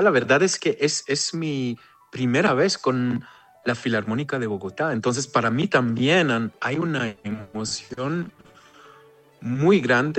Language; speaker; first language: Spanish; non-native, fluent; Hebrew